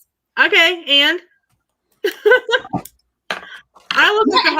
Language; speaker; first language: English; native; English